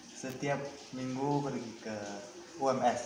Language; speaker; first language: Indonesian; non-native, learner; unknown